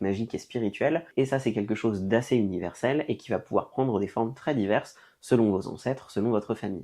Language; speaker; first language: French; native; French